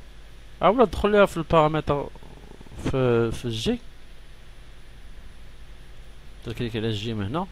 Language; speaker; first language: Arabic; native; Arabic